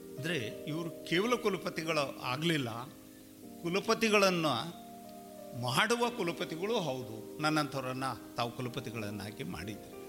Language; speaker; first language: Kannada; native; Kannada